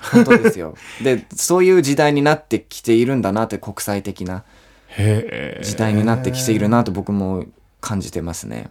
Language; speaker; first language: Japanese; non-native, fluent; English